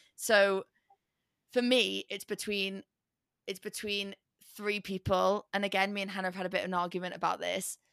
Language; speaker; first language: English; native; English